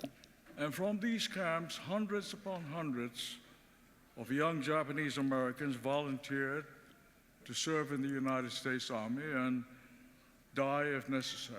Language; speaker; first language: English; early bilingual, other home language; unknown